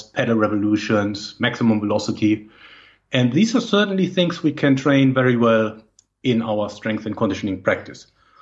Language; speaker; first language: English; non-native, fluent; German